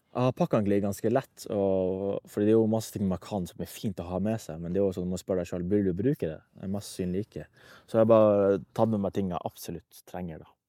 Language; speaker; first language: Norwegian; early bilingual, other home language; Persian